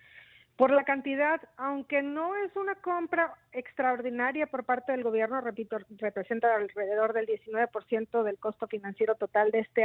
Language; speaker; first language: Spanish; native; Spanish